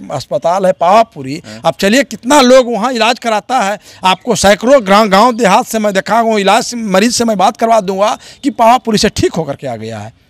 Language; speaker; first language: Hindi; native; Hindi